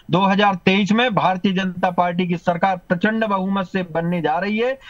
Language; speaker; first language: Hindi; native; Hindi